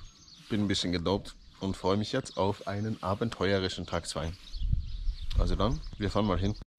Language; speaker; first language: German; native; German